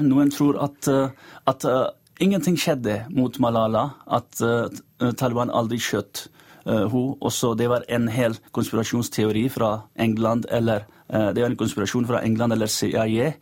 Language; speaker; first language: Norwegian; non-native, fluent; Urdu